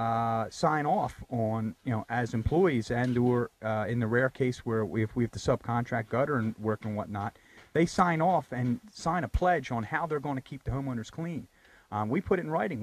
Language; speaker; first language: English; native; English